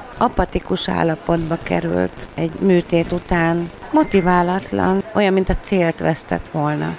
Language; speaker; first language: Hungarian; native; Hungarian